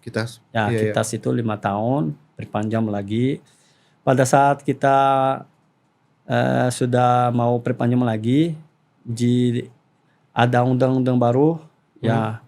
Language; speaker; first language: Indonesian; non-native, fluent; Portuguese